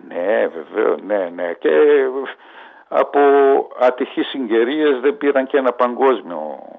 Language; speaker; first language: Greek; early bilingual, heritage; Greek